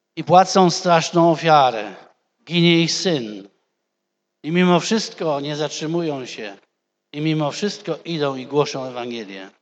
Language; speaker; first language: Polish; native; Polish